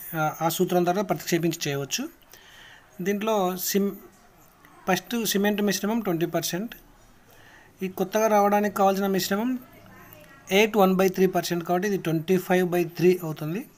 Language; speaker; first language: Telugu; native; Telugu